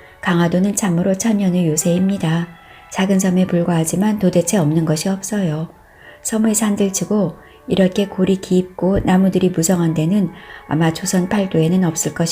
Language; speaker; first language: Korean; native; Korean